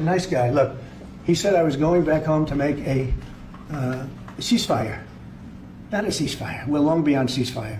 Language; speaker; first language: English; native; English